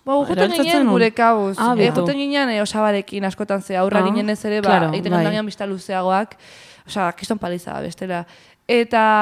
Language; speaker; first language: Basque; early bilingual, heritage; Basque